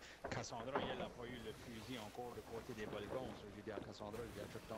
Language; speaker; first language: French; native; French